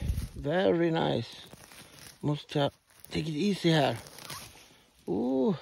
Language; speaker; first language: English; non-native, learner; Swedish